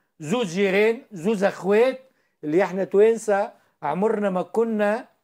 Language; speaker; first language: Arabic; native; Arabic